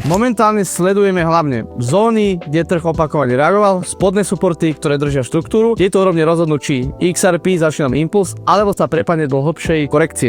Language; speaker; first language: Slovak; native; Slovak